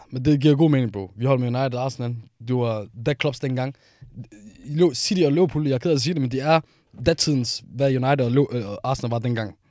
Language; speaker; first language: Danish; early bilingual, other home language; Somali